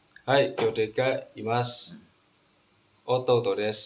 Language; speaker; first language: Japanese; non-native, learner; Indonesian